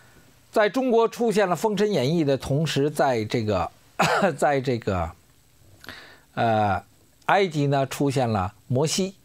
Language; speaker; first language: Chinese; native; Chinese